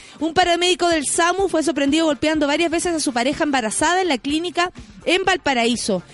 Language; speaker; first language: Spanish; native; Spanish